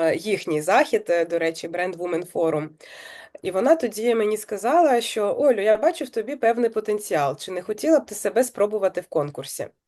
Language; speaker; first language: Ukrainian; native; Ukrainian